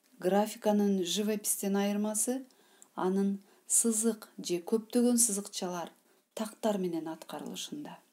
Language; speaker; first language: Kyrgyz; non-native, local second language; Uzbek